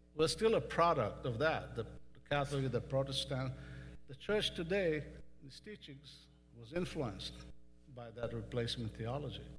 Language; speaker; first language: English; non-native, fluent; Hebrew